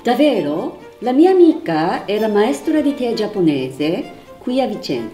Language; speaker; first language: Italian; non-native, fluent; Japanese